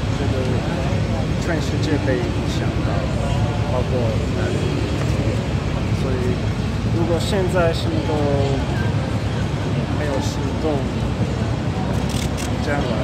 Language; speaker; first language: Chinese; non-native, learner; Italian